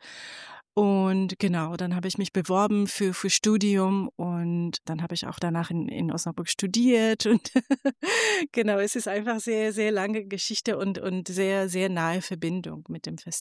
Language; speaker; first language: German; non-native, fluent; Persian